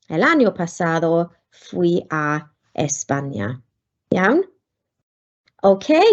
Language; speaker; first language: Spanish; non-native, fluent; Welsh